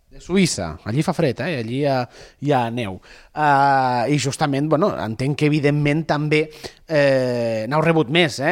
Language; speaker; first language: Catalan; native; Catalan